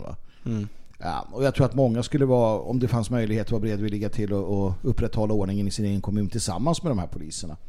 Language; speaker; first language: Swedish; native; Swedish